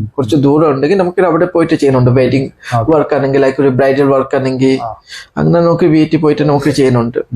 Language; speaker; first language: Malayalam; non-native, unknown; Assamese